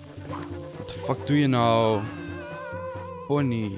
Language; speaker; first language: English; non-native, fluent; Dutch